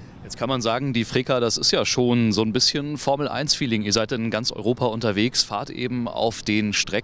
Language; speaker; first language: German; native; German